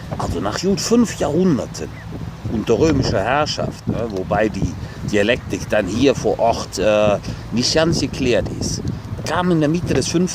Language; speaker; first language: German; native; German